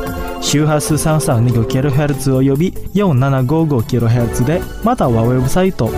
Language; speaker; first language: Japanese; non-native, fluent; Indonesian